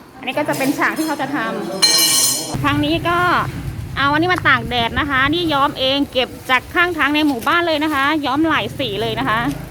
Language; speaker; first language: Thai; non-native, local second language; Karen languages